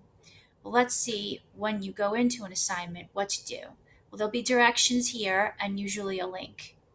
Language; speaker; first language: English; native; English